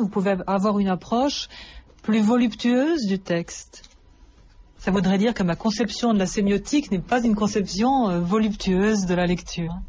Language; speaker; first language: French; native; French